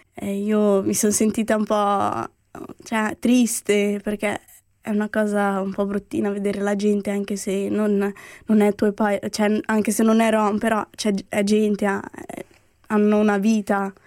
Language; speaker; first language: Italian; early bilingual, other home language; Romany